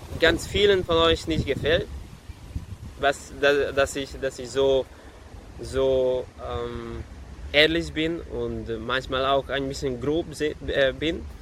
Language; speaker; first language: German; non-native, fluent; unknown